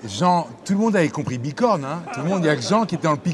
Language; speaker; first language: French; native; French